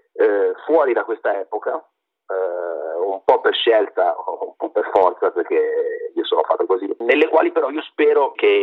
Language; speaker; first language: Italian; native; Italian